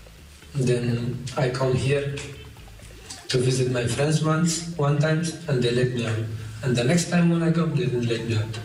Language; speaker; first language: English; non-native, learner; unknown